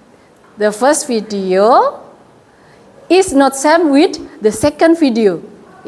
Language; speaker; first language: English; non-native, fluent; Indonesian